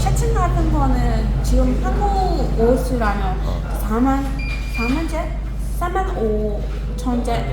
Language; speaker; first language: Korean; non-native, learner; Burmese